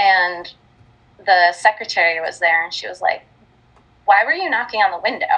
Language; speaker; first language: English; native; English